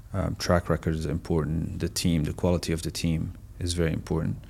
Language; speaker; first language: English; non-native, fluent; Arabic